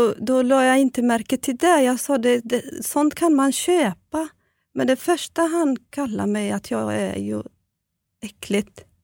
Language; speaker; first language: Swedish; non-native, fluent; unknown